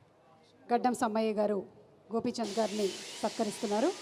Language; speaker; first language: Telugu; native; Telugu